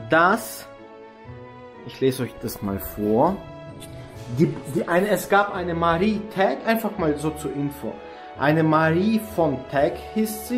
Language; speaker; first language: German; native; German